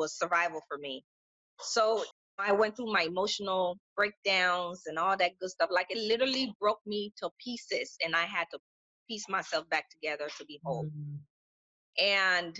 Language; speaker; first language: English; non-native, fluent; Spanish